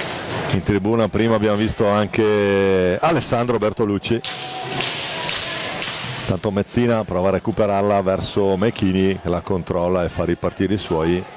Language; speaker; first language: Italian; native; Italian